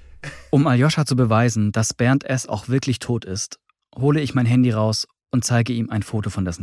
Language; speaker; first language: German; native; German